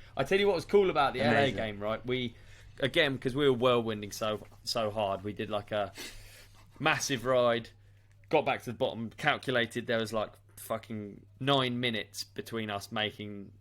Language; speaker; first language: English; native; English